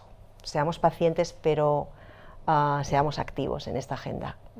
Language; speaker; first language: Spanish; native; Spanish